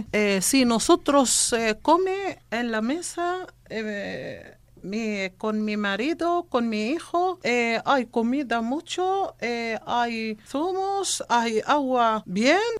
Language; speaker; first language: Spanish; non-native, learner; Arabic